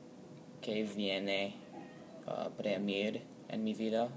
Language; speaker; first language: Spanish; non-native, learner; English